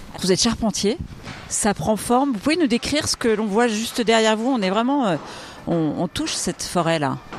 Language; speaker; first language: French; native; French